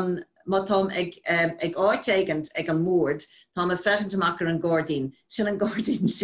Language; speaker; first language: Irish; non-native, local second language; English